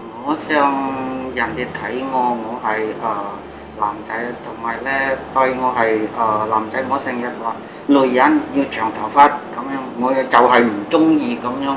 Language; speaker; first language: Cantonese; non-native, fluent; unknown